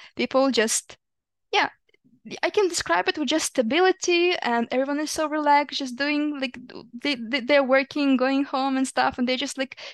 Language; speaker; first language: English; non-native, fluent; Ukrainian